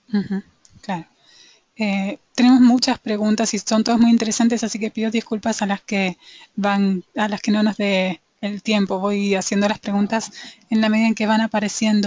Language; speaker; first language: Spanish; native; Spanish